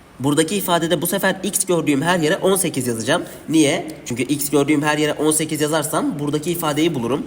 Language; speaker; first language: Turkish; native; Turkish